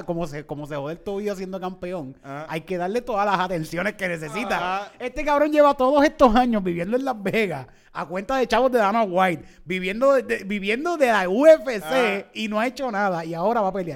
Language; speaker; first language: Spanish; native; Spanish